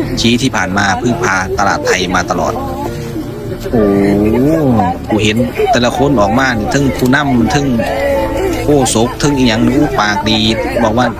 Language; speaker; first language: Thai; native; Thai